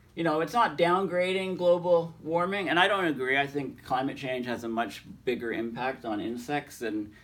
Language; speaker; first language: English; native; English